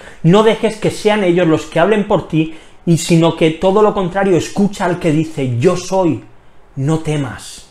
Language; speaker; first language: Spanish; native; Spanish